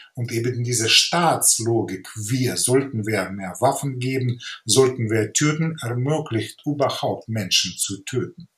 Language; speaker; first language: German; non-native, fluent; Ukrainian